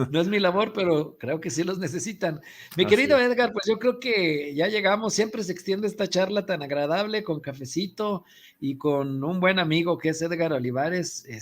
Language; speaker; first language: Spanish; native; Spanish